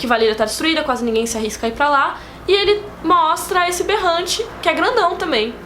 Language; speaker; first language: Portuguese; native; Portuguese